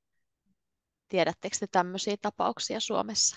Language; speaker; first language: Finnish; native; Finnish